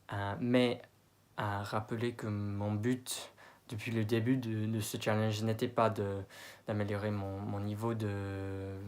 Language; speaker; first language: French; non-native, fluent; English